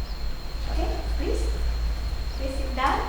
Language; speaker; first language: English; non-native, learner; Indonesian